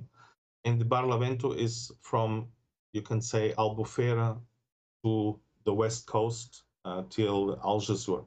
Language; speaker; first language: English; non-native, fluent; German